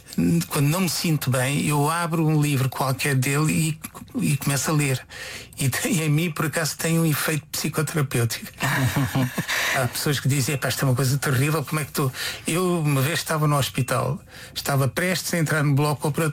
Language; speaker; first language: Portuguese; non-native, fluent; Konkani